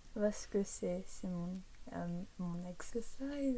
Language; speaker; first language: French; early bilingual, heritage; English